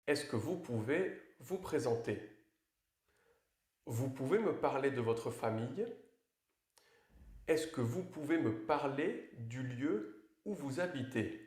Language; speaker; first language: French; native; French